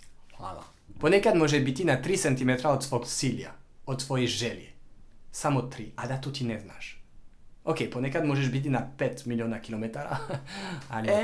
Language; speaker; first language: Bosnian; non-native, learner; French